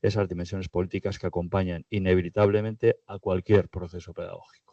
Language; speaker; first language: Spanish; native; Spanish